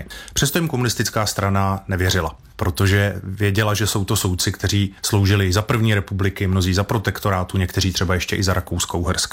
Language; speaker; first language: Czech; native; Czech